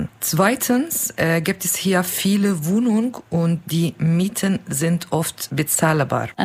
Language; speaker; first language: German; non-native, fluent; Kurdish